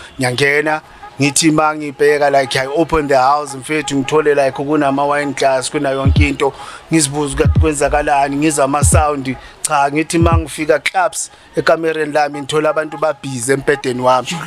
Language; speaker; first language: Zulu; native; Zulu